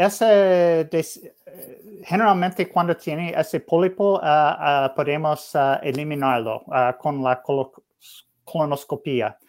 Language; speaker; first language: Spanish; non-native, learner; English